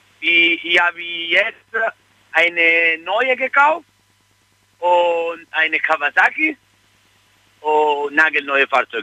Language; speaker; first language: German; non-native, fluent; Italian